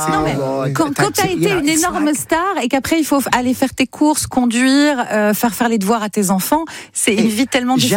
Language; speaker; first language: French; native; French